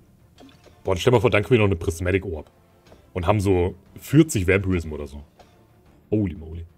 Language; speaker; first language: German; native; German